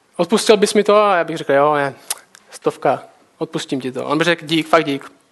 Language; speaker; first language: Czech; native; Czech